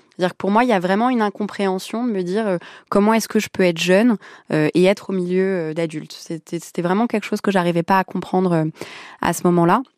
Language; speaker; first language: French; early bilingual, other home language; Arabic